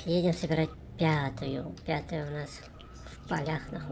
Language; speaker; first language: Russian; native; Russian